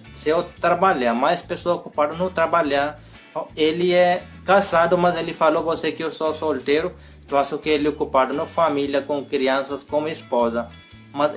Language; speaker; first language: Portuguese; non-native, learner; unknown